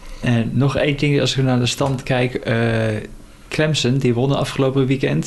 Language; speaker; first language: Dutch; native; Dutch